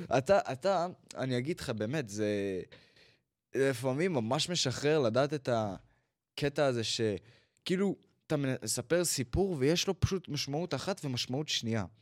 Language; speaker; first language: Hebrew; native; Hebrew